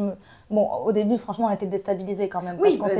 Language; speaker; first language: French; native; French